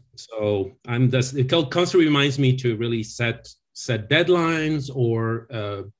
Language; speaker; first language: English; non-native, fluent; French